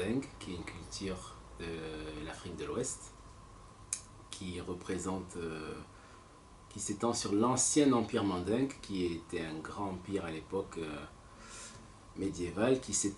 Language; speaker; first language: French; native; French